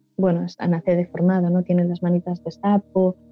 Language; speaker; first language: Spanish; non-native, local second language; Catalan